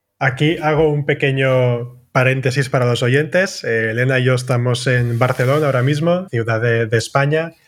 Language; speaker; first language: Spanish; non-native, local second language; Catalan